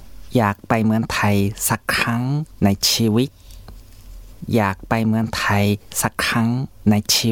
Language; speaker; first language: Thai; non-native, fluent; Japanese